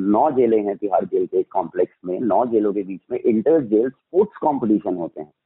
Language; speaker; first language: Hindi; native; Hindi